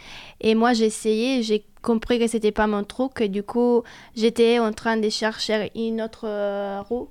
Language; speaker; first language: French; non-native, fluent; Italian